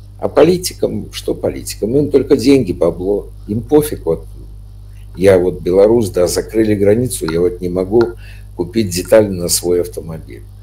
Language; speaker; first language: Russian; native; Russian